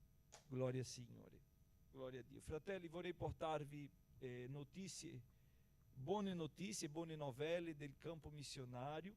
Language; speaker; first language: Italian; non-native, fluent; Portuguese